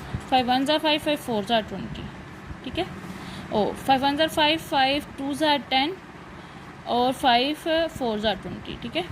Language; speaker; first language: Hindi; non-native, local second language; Punjabi